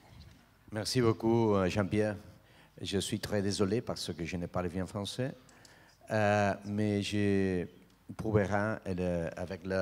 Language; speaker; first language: French; non-native, learner; Spanish